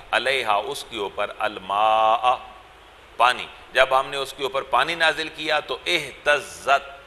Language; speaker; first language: Urdu; non-native, local second language; Punjabi